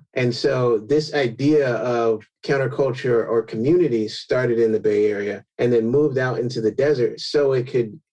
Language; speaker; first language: English; native; English